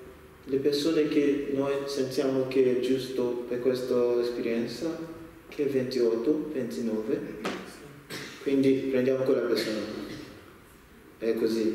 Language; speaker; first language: Italian; non-native, learner; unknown